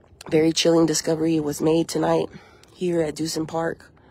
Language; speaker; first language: English; early bilingual, other home language; Spanish